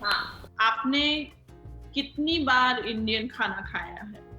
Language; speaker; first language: Hindi; non-native, local second language; Marathi